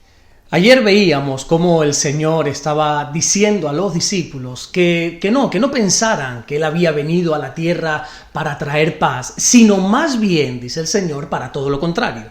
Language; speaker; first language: Spanish; native; Spanish